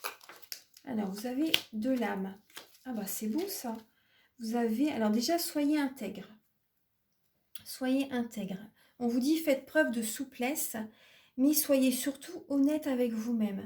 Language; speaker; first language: French; native; French